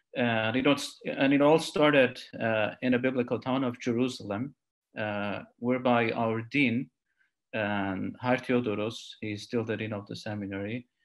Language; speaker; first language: English; non-native, fluent; Armenian